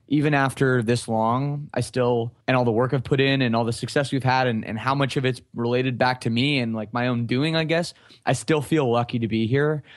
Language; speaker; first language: English; native; English